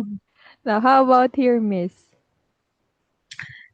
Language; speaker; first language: English; non-native, fluent; Filipino